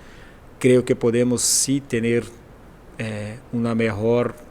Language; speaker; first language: Spanish; non-native, fluent; Portuguese